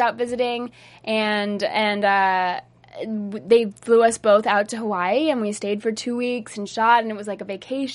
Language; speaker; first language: English; native; English